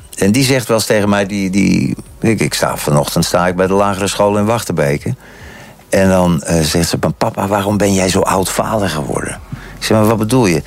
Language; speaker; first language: Dutch; native; Dutch